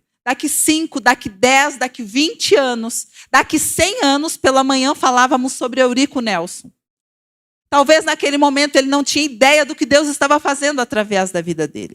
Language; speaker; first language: Portuguese; native; Portuguese